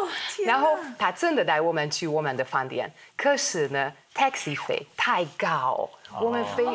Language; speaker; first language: Chinese; non-native, fluent; Hungarian